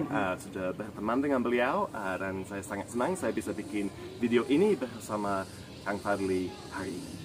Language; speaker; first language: Indonesian; non-native, fluent; English